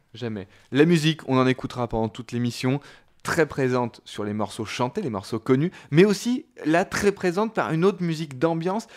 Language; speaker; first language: French; native; French